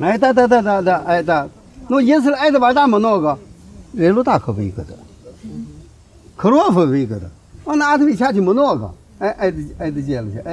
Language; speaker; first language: Russian; non-native, learner; Chinese